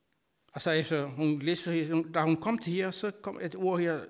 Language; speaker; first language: Danish; non-native, fluent; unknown